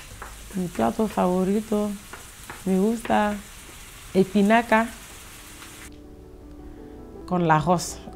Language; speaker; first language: Spanish; non-native, learner; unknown